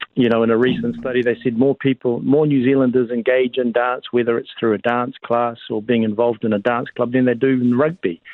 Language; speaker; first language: English; native; English